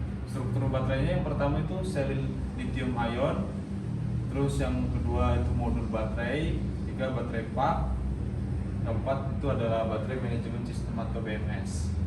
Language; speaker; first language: Indonesian; native; Indonesian